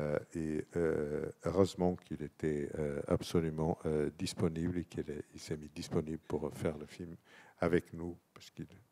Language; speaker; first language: French; non-native, fluent; Portuguese